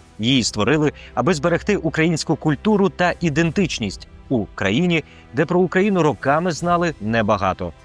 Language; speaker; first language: Ukrainian; native; Ukrainian